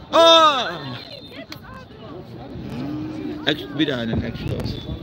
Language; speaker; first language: German; non-native, fluent; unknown